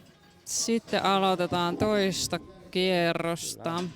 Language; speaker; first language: Finnish; native; Finnish